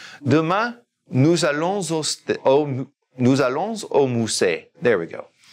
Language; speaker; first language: French; non-native, fluent; English